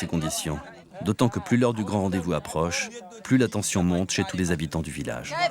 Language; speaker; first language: French; native; French